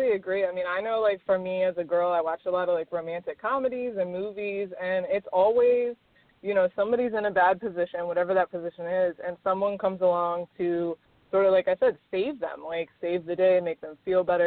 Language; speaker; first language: English; native; English